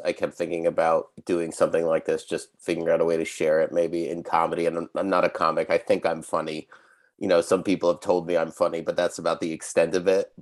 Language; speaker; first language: English; native; English